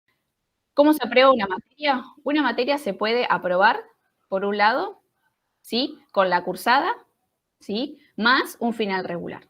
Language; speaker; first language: Spanish; native; Spanish